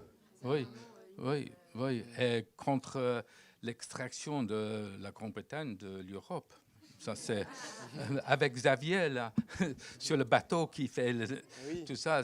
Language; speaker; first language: French; non-native, fluent; English